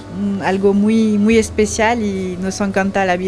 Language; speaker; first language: Spanish; non-native, learner; French